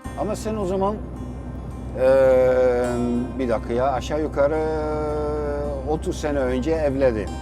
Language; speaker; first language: Turkish; non-native, fluent; Dutch